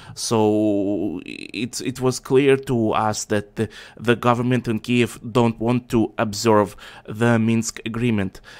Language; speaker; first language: English; non-native, fluent; Russian